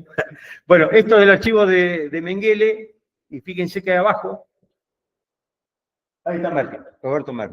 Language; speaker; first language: Spanish; native; Spanish